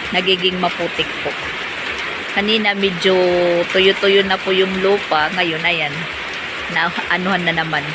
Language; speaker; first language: Filipino; native; Filipino